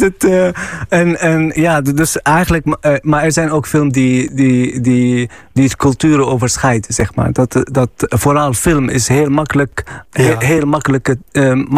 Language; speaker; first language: Dutch; non-native, fluent; Arabic